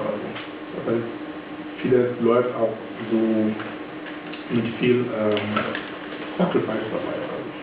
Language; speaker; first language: German; non-native, fluent; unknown